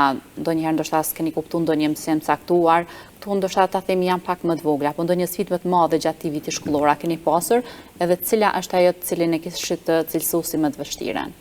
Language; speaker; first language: Albanian; native; Albanian